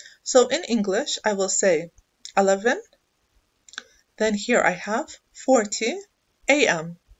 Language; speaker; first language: English; non-native, fluent; Arabic